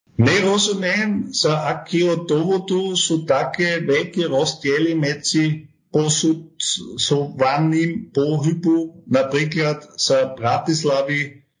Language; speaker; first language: Slovak; non-native, learner; German